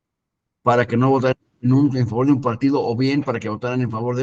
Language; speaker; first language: Spanish; native; Spanish